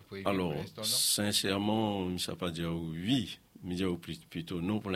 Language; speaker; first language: French; non-native, local second language; Réunion Creole French